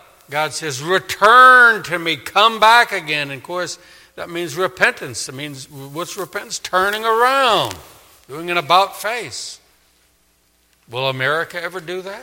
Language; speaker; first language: English; native; English